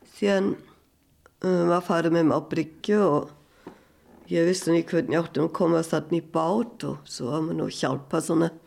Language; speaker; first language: Icelandic; non-native, fluent; German